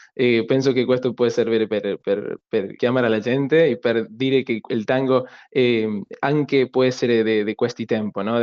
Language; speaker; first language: Italian; non-native, learner; Spanish